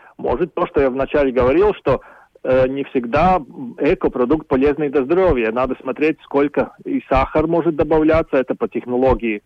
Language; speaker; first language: Russian; non-native, local second language; Latvian